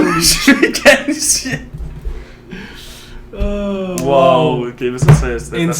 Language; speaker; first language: French; native; French